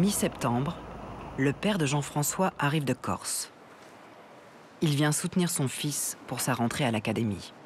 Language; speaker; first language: French; native; French